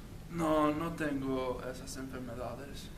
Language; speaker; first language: Spanish; non-native, learner; English